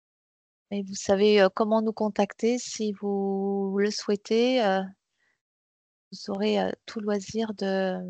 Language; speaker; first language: French; native; French